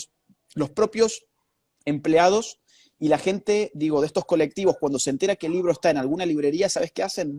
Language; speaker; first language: Spanish; native; Spanish